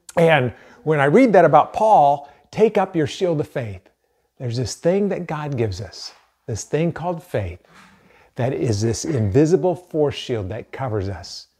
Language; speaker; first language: English; native; English